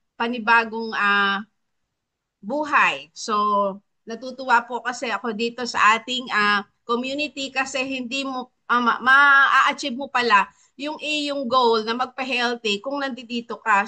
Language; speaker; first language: Filipino; native; Filipino